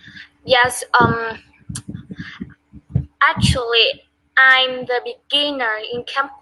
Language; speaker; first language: English; non-native, learner; Vietnamese